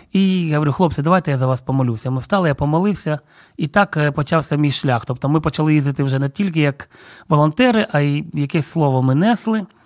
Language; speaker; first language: Ukrainian; non-native, local second language; Russian